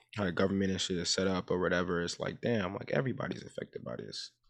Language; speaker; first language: English; early bilingual, other home language; Yoruba